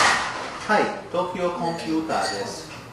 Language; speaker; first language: Japanese; non-native, learner; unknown